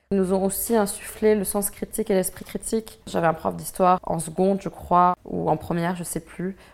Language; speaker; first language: French; native; French